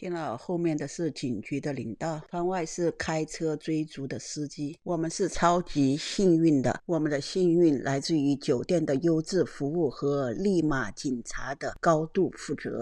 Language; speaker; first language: Chinese; native; Chinese